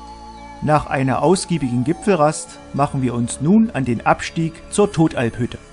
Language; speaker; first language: German; native; German